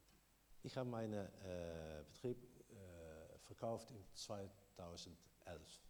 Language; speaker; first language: German; non-native, learner; Dutch